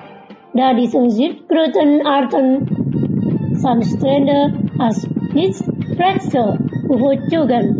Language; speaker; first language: German; non-native, learner; Indonesian